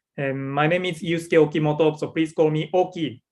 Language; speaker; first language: English; non-native, learner; Japanese